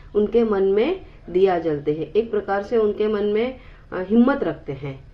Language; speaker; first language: Hindi; non-native, local second language; Marathi